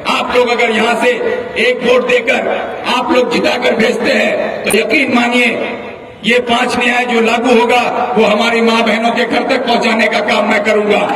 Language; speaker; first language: Hindi; non-native, local second language; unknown